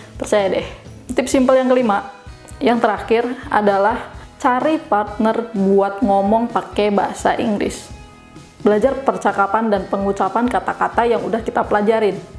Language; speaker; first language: Indonesian; native; Indonesian